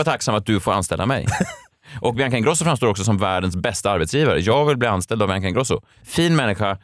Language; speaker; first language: Swedish; native; Swedish